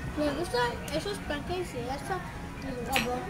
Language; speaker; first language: Spanish; early bilingual, heritage; Spanish